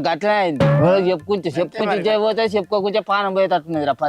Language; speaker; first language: Telugu; native; Telugu